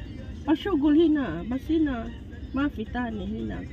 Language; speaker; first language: Arabic; non-native, learner; Filipino